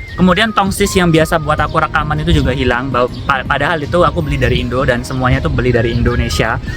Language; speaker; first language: Indonesian; native; Indonesian